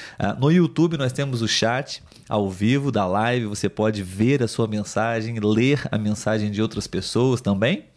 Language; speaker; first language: Portuguese; native; Portuguese